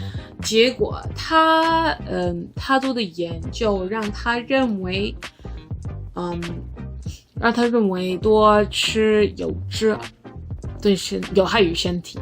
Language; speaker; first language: Chinese; non-native, learner; English